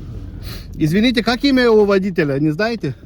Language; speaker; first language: Russian; non-native, fluent; Lithuanian